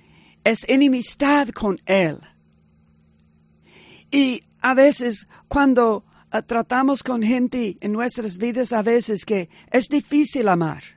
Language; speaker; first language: Spanish; early bilingual, heritage; Spanish